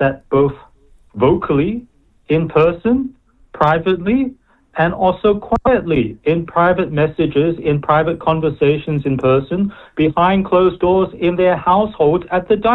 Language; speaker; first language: English; native; English